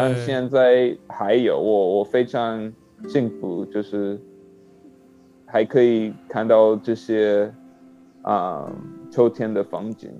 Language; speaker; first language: Chinese; non-native, learner; English